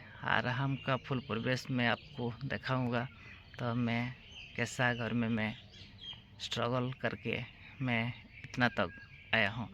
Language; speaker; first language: Hindi; non-native, local second language; Odia